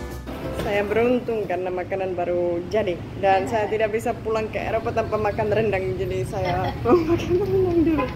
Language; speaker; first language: Indonesian; non-native, fluent; Czech